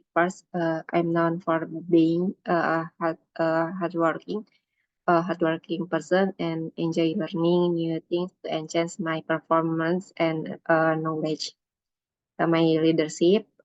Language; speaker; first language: English; non-native, learner; Indonesian